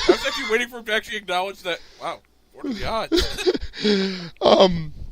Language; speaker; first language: English; native; English